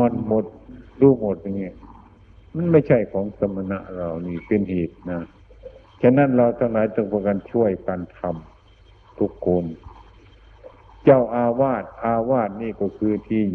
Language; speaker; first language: Thai; native; Thai